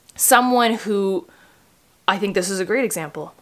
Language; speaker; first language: English; native; English